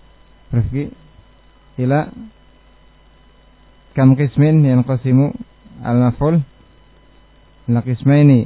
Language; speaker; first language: Arabic; non-native, fluent; Indonesian